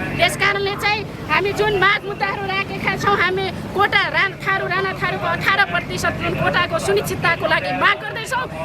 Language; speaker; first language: Nepali; non-native, local second language; Rana Tharu